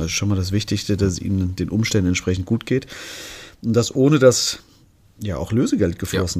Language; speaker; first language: German; native; German